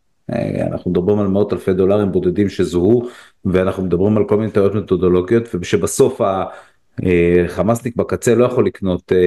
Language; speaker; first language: Hebrew; native; Hebrew